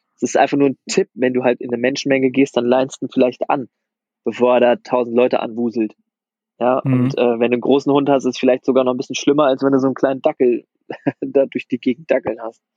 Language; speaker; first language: German; native; German